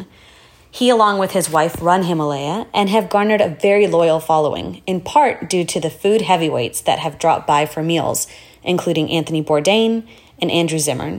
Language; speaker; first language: English; native; English